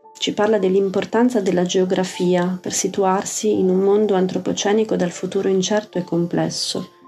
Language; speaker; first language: Italian; native; Italian